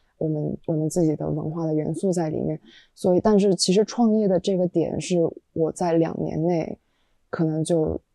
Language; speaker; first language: Chinese; native; Chinese